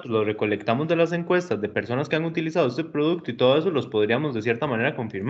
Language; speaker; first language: Spanish; native; Spanish